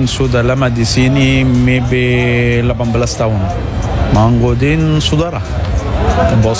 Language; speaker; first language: Indonesian; non-native, learner; Arabic